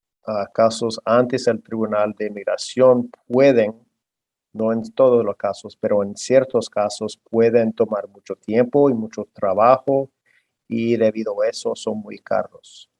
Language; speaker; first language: Spanish; non-native, fluent; English